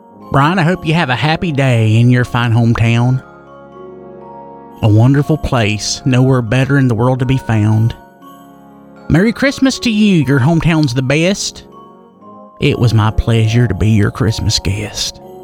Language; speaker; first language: English; native; English